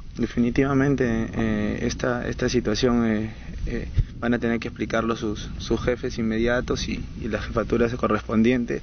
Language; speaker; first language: Spanish; native; Spanish